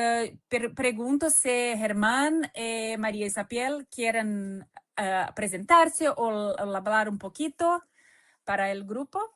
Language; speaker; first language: Spanish; non-native, fluent; Portuguese